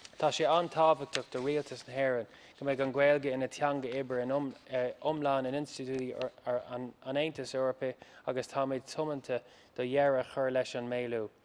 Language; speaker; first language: Irish; non-native, local second language; English